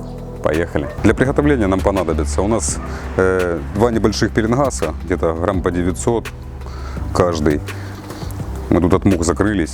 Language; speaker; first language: Russian; native; Russian